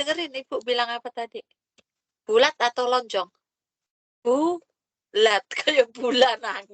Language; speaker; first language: Indonesian; non-native, learner; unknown